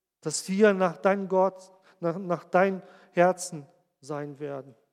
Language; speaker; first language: German; non-native, fluent; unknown